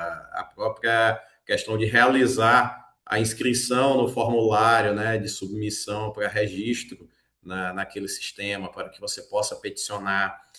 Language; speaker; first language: Portuguese; native; Portuguese